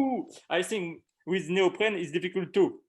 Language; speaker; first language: English; non-native, learner; French